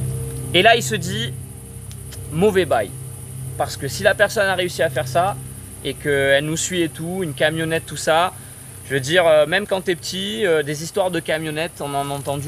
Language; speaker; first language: French; native; French